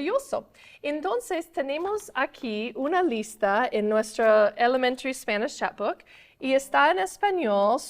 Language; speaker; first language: Spanish; non-native, fluent; English